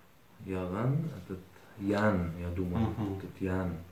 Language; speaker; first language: Russian; early bilingual, heritage; Arabic